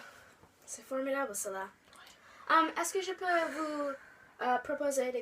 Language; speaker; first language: French; non-native, learner; English